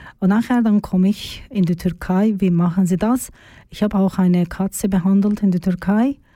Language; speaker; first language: German; non-native, learner; Turkish